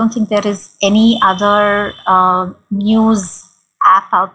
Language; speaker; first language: English; non-native, local second language; Hindi